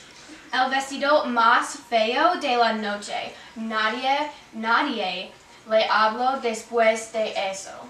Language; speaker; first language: Spanish; non-native, learner; English